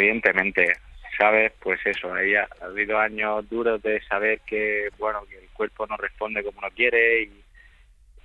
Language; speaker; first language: Spanish; native; Spanish